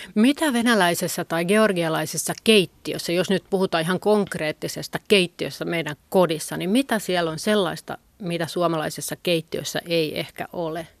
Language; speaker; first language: Finnish; native; Finnish